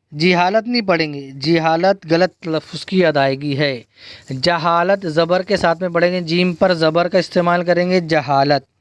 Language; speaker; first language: Urdu; native; Urdu